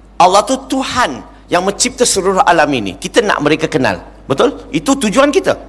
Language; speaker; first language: Malay; non-native, local second language; Chinese